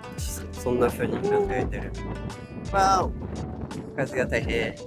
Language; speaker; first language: Japanese; non-native, fluent; English